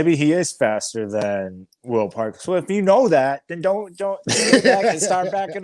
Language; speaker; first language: English; native; English